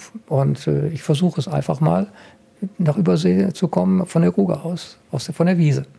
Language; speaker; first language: German; native; German